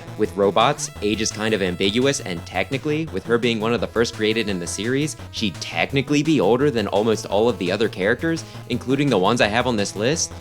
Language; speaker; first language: English; native; English